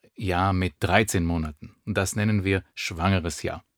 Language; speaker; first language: German; non-native, fluent; Hebrew